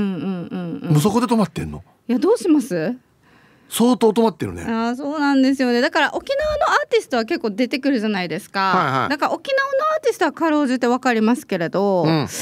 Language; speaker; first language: Japanese; native; Japanese